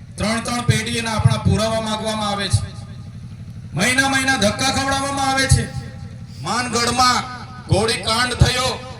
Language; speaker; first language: Gujarati; non-native, local second language; Vasavi